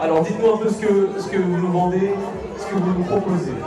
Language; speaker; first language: French; native; French